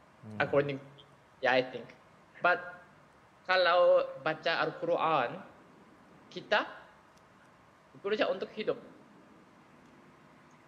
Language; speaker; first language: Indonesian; non-native, learner; Japanese